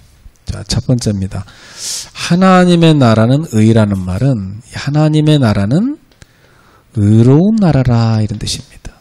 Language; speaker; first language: Korean; native; Korean